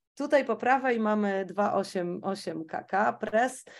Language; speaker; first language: Polish; native; Polish